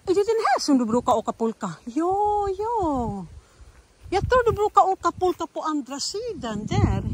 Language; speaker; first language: Swedish; non-native, fluent; Filipino